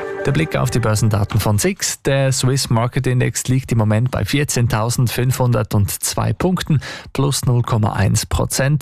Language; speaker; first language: German; native; German